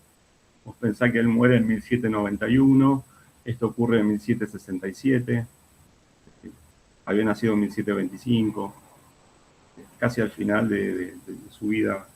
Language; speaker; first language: Spanish; native; Spanish